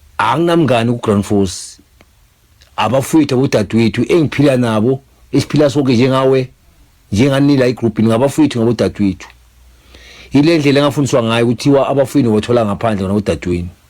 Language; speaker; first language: Zulu; native; Zulu